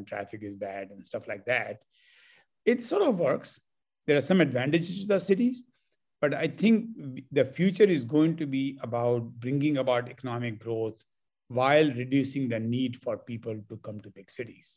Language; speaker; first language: English; non-native, local second language; Hindi